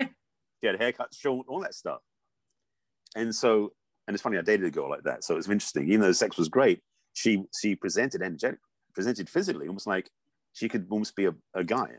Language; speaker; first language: English; native; English